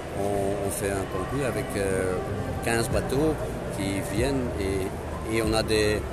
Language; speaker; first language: French; non-native, local second language; Dutch